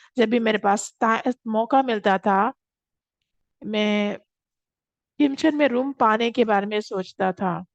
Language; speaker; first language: Hindi; non-native, fluent; Korean